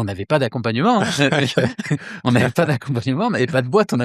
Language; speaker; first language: French; native; French